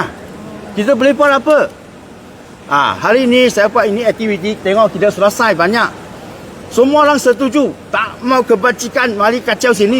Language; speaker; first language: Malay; non-native, local second language; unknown